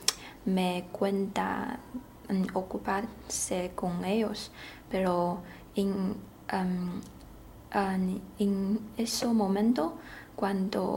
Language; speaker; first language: Spanish; non-native, learner; Chinese